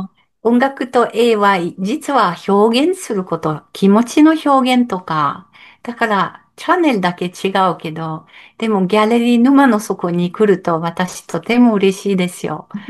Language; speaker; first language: Japanese; non-native, learner; French